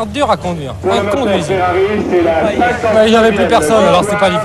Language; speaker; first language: French; native; French